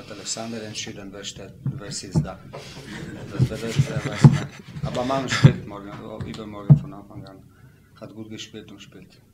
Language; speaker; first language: German; non-native, learner; Slovenian